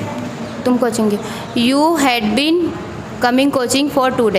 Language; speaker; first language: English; non-native, learner; Hindi